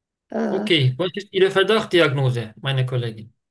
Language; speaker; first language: German; non-native, learner; Turkish